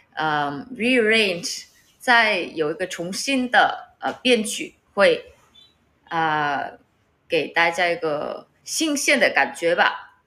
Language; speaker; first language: Chinese; non-native, learner; Vietnamese